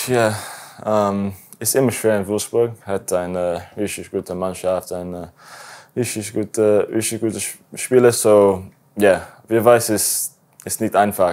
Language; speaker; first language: German; non-native, learner; English